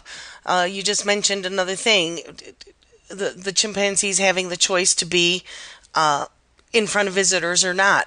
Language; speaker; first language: English; native; English